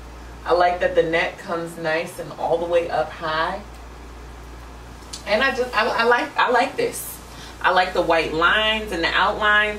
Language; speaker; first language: English; native; English